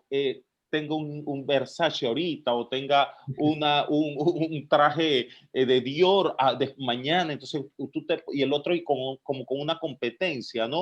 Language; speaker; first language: Spanish; native; Spanish